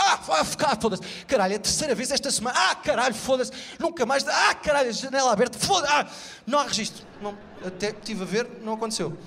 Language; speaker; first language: Portuguese; native; Portuguese